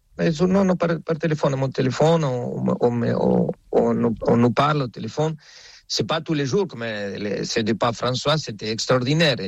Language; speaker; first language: French; non-native, fluent; Spanish